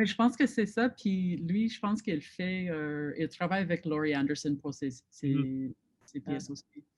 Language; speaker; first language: French; non-native, fluent; English